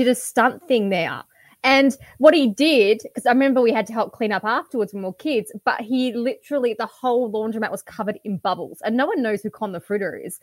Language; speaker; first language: English; native; English